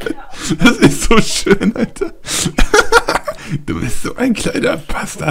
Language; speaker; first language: German; native; German